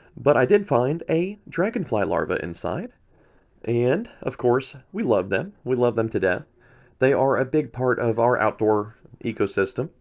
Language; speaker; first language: English; native; English